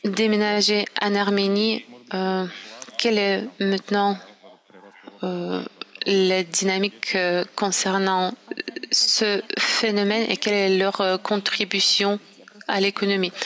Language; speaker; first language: French; non-native, fluent; Russian